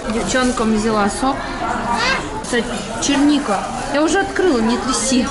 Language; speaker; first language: Russian; native; Russian